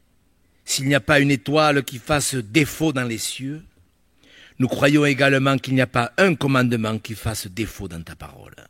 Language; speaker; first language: French; native; French